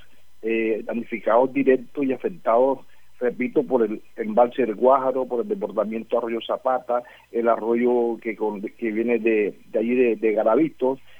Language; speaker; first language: Spanish; native; Spanish